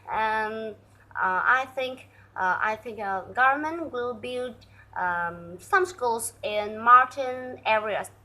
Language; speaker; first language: English; non-native, learner; Vietnamese